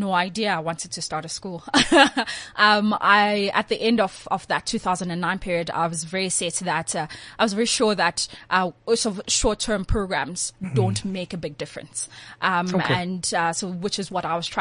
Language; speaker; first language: English; non-native, local second language; Swati